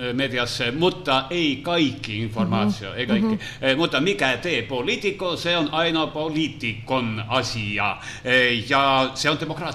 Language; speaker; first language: Finnish; non-native, learner; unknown